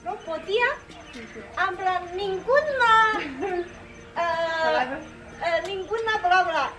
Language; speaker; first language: Spanish; non-native, learner; Chinese